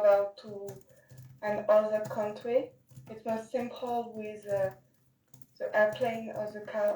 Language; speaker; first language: English; non-native, learner; French